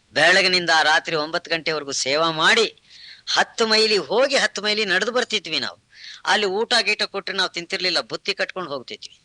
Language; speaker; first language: Kannada; non-native, local second language; Telugu